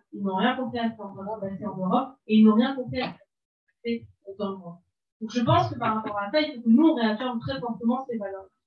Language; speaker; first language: French; non-native, local second language; Arabic